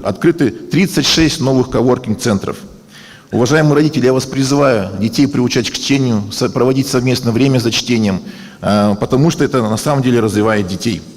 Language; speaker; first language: Russian; native; Russian